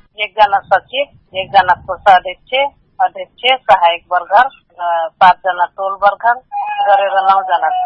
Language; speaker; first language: Nepali; non-native, local second language; Dangaura Tharu